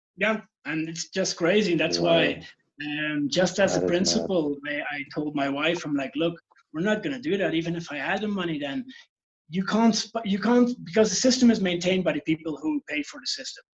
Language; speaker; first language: English; non-native, fluent; Dutch